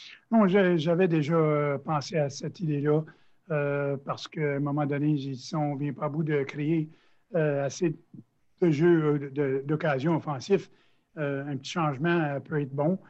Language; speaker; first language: French; native; French